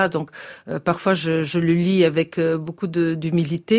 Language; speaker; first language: French; non-native, fluent; Bulgarian